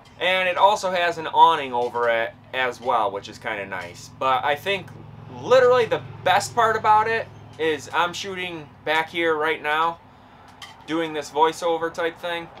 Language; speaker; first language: English; native; English